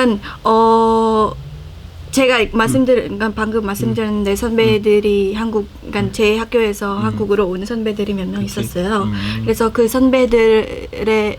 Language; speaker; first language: Korean; non-native, fluent; Khmer